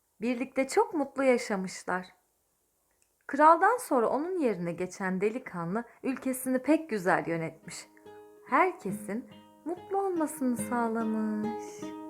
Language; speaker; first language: Turkish; native; Turkish